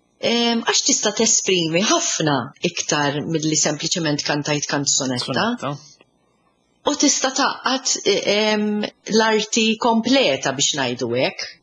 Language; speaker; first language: Maltese; early bilingual, other home language; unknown